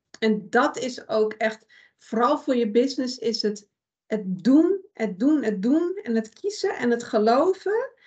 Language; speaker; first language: Dutch; early bilingual, other home language; Persian